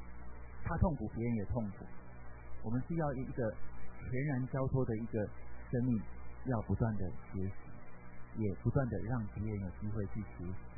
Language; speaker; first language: Chinese; native; Chinese